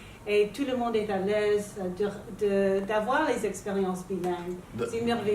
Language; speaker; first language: French; non-native, local second language; English